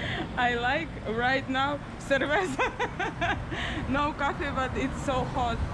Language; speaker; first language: English; non-native, learner; Russian